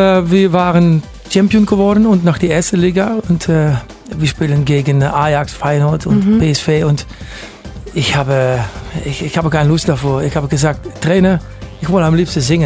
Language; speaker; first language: German; non-native, learner; Dutch